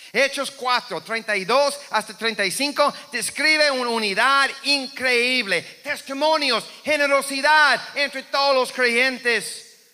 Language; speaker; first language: Spanish; non-native, fluent; English